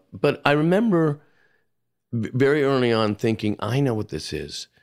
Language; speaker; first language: English; native; English